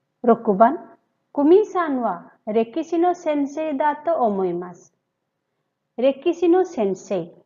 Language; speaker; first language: Japanese; non-native, fluent; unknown